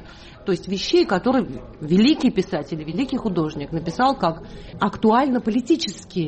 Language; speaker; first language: Russian; native; Russian